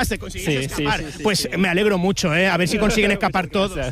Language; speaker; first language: Spanish; native; Spanish